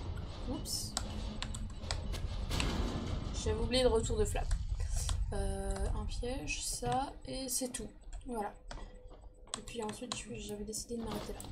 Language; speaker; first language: French; native; French